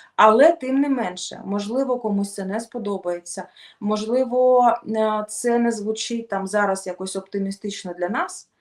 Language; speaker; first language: Ukrainian; non-native, local second language; Russian